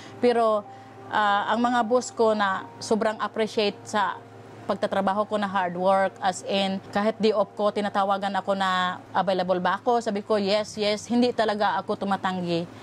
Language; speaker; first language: Filipino; non-native, local second language; Cebuano